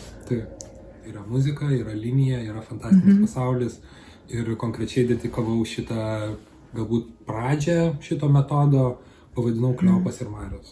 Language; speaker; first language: Lithuanian; native; Lithuanian